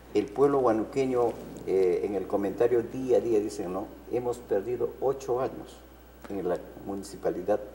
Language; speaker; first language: Spanish; native; Spanish